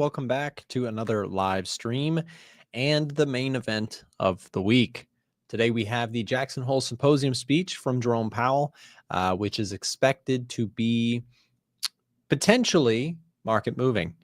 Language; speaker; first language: English; native; English